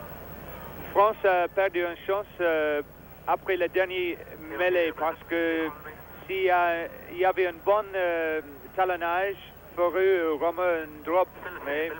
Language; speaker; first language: French; non-native, fluent; English